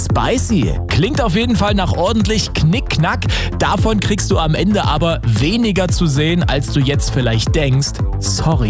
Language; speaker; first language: German; native; German